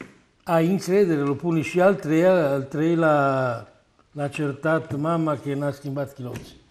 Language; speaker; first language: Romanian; non-native, learner; Italian